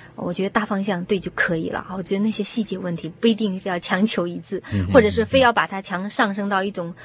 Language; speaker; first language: Chinese; native; Chinese